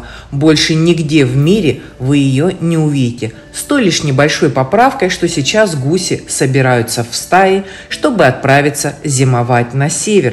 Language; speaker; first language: Russian; native; Russian